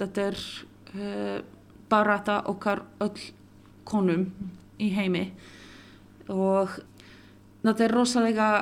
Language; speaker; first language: Icelandic; non-native, local second language; Polish